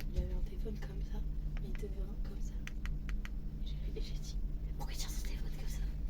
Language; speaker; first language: French; native; French